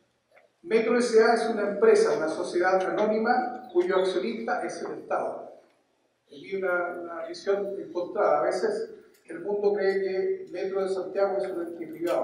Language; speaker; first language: Spanish; native; Spanish